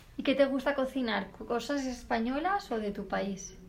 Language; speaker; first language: Spanish; native; Spanish